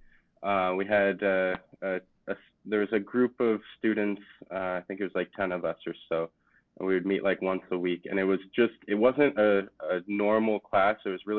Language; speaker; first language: English; native; English